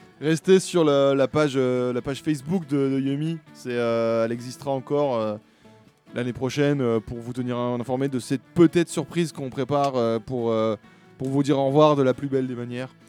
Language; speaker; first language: French; native; French